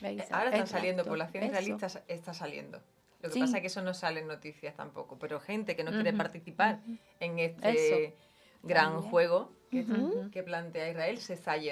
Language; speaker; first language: Spanish; native; Spanish